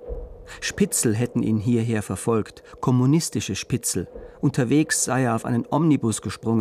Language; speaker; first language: German; native; German